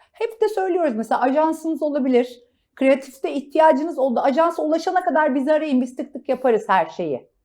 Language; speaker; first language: Turkish; native; Turkish